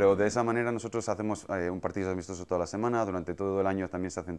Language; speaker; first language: Spanish; native; Spanish